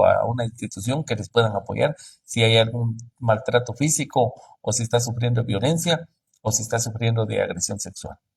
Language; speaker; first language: Spanish; native; Spanish